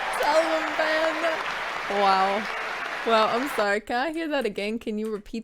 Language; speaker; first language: English; native; English